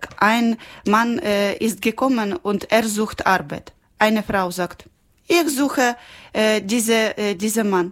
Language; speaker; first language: German; non-native, learner; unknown